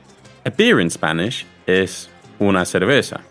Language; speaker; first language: Spanish; non-native, fluent; English